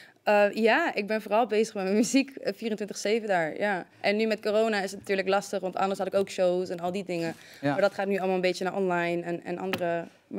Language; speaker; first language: Dutch; native; Dutch